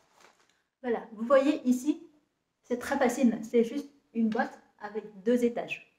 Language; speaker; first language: French; non-native, fluent; Vietnamese